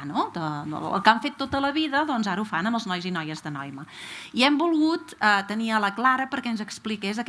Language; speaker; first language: Catalan; native; Catalan